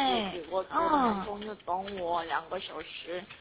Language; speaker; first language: Chinese; non-native, learner; Korean